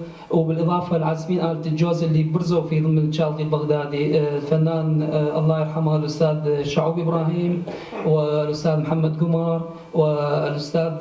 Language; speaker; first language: Arabic; native; Arabic